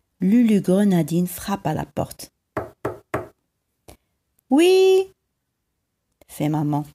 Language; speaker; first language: French; native; French